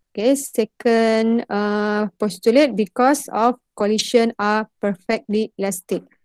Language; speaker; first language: English; non-native, local second language; Malay